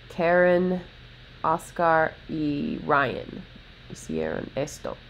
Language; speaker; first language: Spanish; non-native, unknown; English